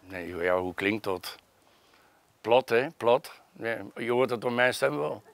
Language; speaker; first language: Dutch; native; Dutch